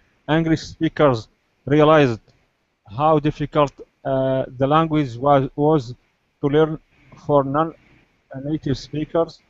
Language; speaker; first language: English; non-native, learner; Arabic